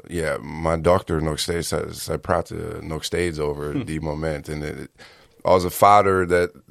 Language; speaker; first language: Dutch; non-native, learner; English